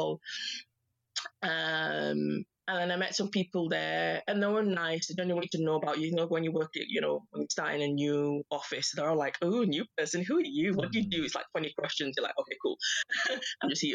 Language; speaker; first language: English; native; English